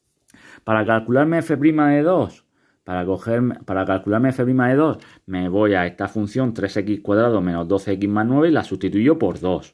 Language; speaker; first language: Spanish; native; Spanish